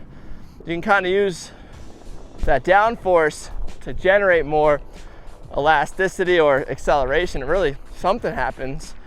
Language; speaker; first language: English; native; English